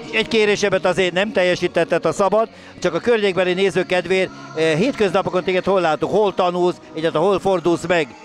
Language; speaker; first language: Hungarian; native; Hungarian